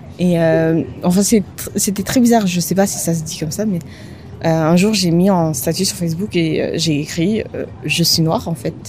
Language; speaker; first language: French; native; French